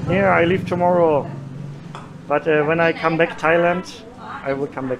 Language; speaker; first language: English; non-native, fluent; German